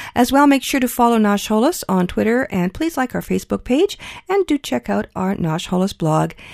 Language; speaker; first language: English; early bilingual, other home language; Ukrainian